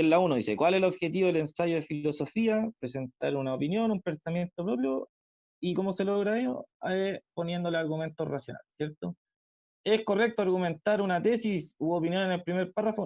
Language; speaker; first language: Spanish; native; Spanish